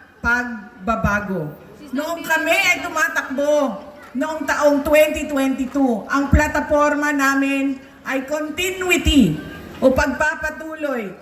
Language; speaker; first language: Filipino; non-native, local second language; Cebuano